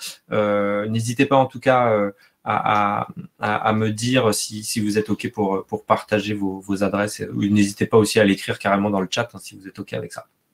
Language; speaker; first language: French; native; French